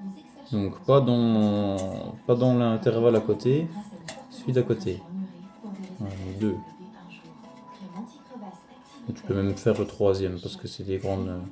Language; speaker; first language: French; native; French